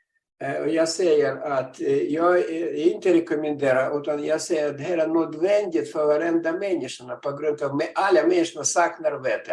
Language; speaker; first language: Swedish; non-native, fluent; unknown